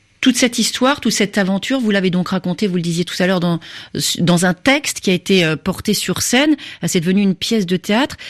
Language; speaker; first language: French; native; French